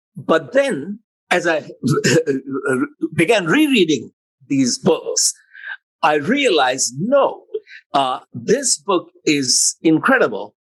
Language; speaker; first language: English; non-native, local second language; Hindi